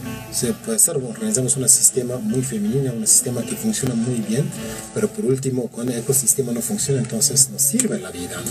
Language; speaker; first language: Spanish; non-native, learner; Kurdish